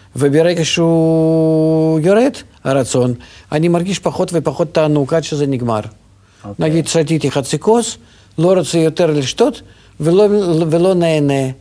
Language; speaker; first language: Hebrew; non-native, fluent; Russian